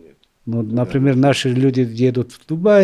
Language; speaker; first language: Russian; non-native, local second language; Tajik